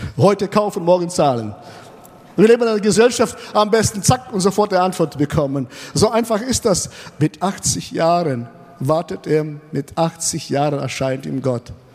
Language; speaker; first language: German; non-native, fluent; Russian